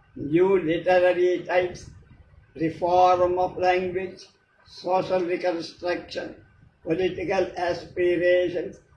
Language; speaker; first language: English; non-native, local second language; Telugu